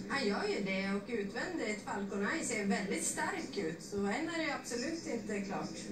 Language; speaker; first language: Swedish; native; Swedish